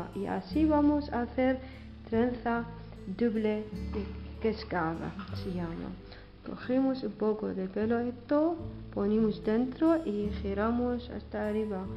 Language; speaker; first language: Spanish; non-native, learner; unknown